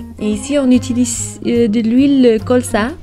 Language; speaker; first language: French; non-native, fluent; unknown